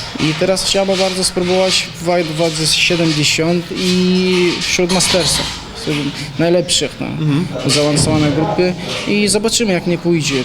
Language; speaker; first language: Polish; non-native, learner; Chechen